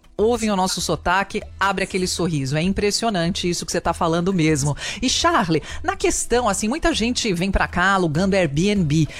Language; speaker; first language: Portuguese; native; Portuguese